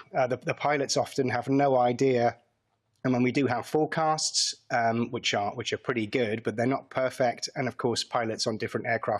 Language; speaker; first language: English; native; English